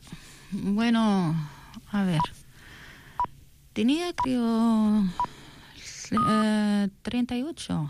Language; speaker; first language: Spanish; non-native, learner; Arabic